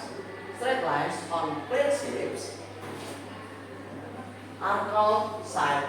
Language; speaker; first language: English; non-native, learner; Indonesian